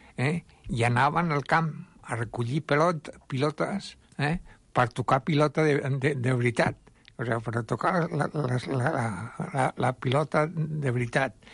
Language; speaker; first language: Catalan; early bilingual, other home language; Spanish